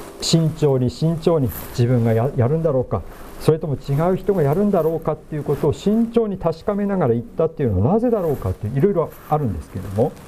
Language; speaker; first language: Japanese; native; Japanese